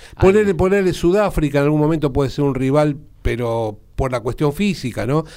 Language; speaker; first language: Spanish; native; Spanish